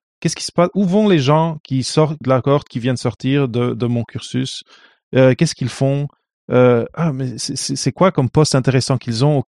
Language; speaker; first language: French; non-native, fluent; Portuguese